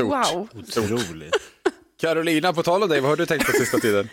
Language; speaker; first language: Swedish; native; Swedish